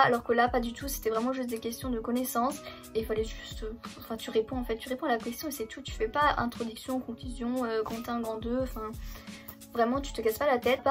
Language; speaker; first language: French; early bilingual, other home language; German